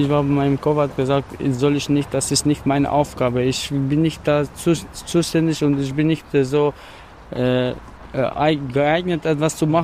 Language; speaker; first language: German; non-native, learner; Albanian